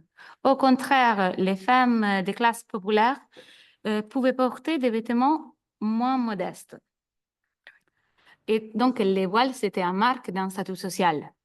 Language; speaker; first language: French; non-native, fluent; Italian